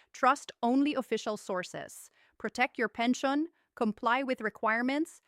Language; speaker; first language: English; non-native, local second language; Filipino